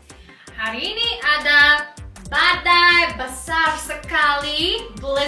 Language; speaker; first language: Indonesian; non-native, learner; English